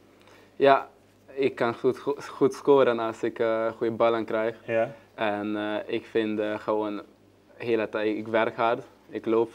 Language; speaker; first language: Dutch; non-native, learner; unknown